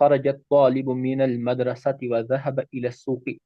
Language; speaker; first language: Arabic; non-native, learner; Urdu